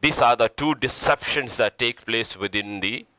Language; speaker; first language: English; non-native, local second language; Nepali